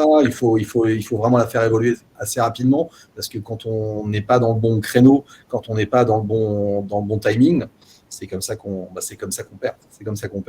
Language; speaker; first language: French; native; French